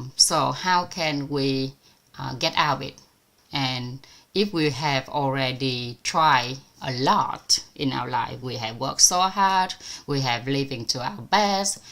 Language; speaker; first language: English; non-native, fluent; Vietnamese